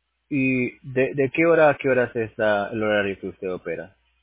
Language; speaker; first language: Spanish; native; Spanish